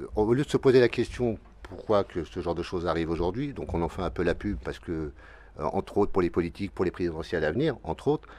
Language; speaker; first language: French; native; French